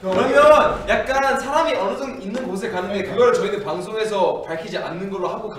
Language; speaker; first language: Korean; native; Korean